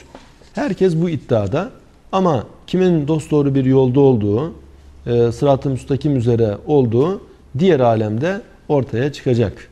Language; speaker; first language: Turkish; native; Turkish